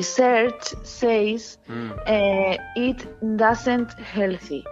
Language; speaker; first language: English; non-native, learner; Spanish